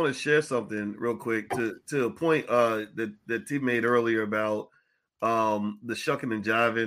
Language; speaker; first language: English; native; English